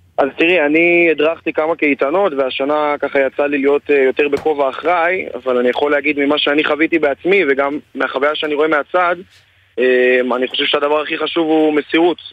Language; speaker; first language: Hebrew; native; Hebrew